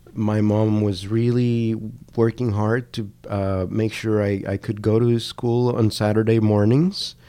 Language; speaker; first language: English; non-native, fluent; Spanish